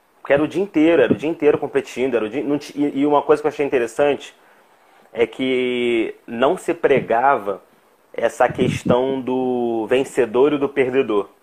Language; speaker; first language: Portuguese; native; Portuguese